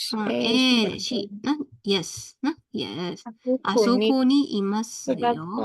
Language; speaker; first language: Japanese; non-native, fluent; Burmese